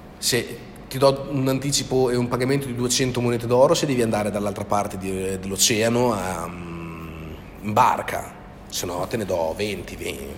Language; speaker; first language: Italian; native; Italian